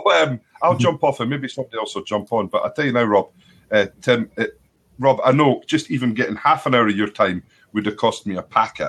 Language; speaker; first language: English; native; English